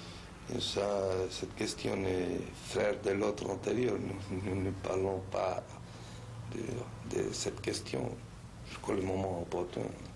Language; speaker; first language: French; non-native, fluent; Spanish